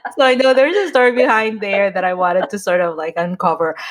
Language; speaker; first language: English; native; English